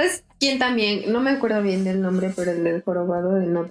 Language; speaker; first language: Spanish; native; Spanish